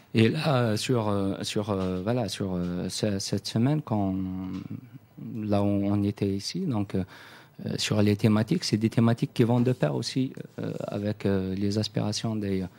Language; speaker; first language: French; non-native, local second language; Kabyle